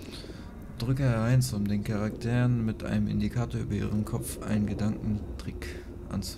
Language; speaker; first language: German; native; German